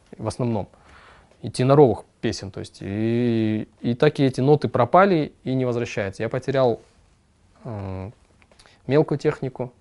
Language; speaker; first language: Russian; non-native, local second language; Kyrgyz